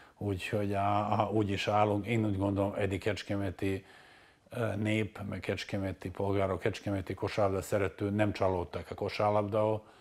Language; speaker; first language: Hungarian; non-native, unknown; Serbian